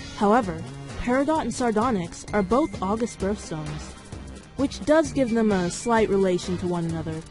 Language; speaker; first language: English; native; English